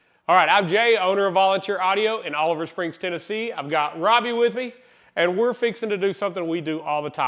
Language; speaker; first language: English; native; English